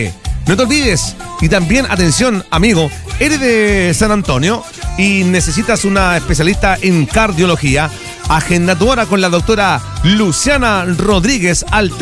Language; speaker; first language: Spanish; native; Spanish